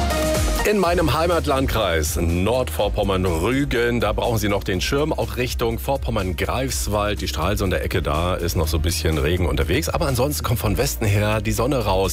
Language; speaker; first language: German; native; German